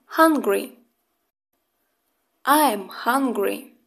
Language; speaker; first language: English; non-native, fluent; Russian